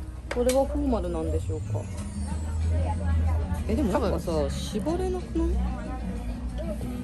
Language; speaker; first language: Japanese; native; Japanese